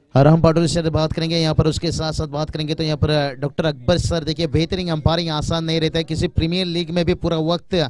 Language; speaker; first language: Hindi; non-native, local second language; Marathi